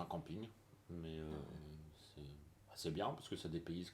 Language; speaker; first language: French; native; French